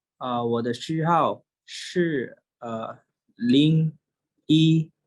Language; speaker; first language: Chinese; non-native, learner; Indonesian